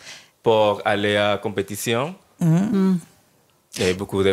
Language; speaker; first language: French; non-native, learner; Spanish